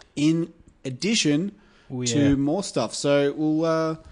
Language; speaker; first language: English; native; English